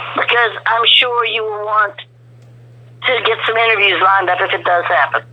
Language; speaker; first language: English; native; English